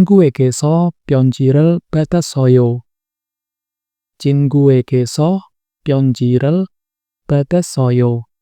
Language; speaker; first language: Korean; non-native, fluent; Indonesian